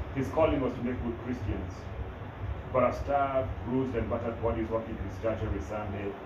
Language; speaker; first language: English; non-native, local second language; Kikuyu